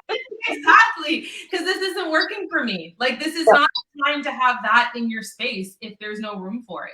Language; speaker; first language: English; native; English